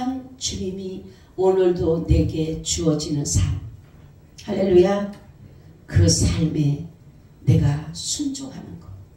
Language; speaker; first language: Korean; native; Korean